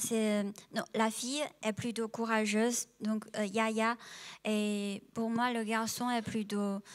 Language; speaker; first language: French; non-native, fluent; Chinese